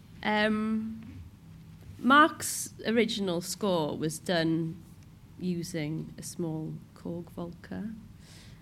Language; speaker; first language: English; non-native, local second language; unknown